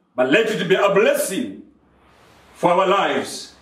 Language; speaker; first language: English; non-native, local second language; Swahili